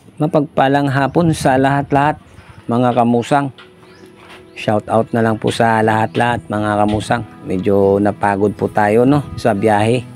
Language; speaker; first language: Filipino; non-native, local second language; Hiligaynon